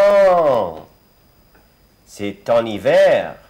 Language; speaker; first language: French; non-native, fluent; Arabic